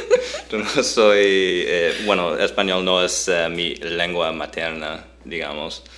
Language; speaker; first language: Spanish; non-native, fluent; English